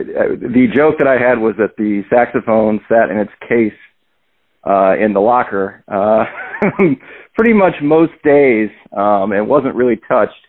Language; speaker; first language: English; native; English